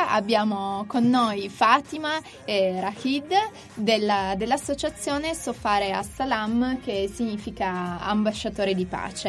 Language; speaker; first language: Italian; native; Italian